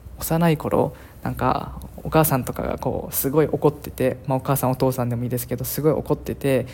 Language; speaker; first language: Japanese; native; Japanese